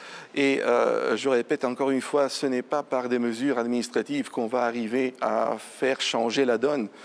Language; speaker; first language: French; non-native, fluent; Bulgarian